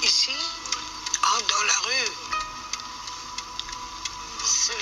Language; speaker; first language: French; non-native, fluent; Persian